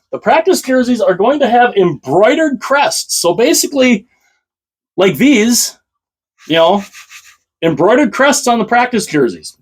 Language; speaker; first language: English; native; English